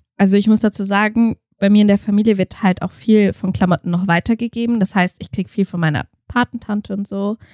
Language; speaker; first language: German; early bilingual, other home language; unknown